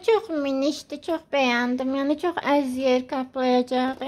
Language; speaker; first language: Turkish; non-native, learner; Azerbaijani